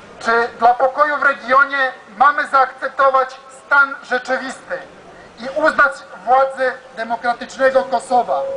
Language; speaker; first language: Polish; non-native, fluent; Serbian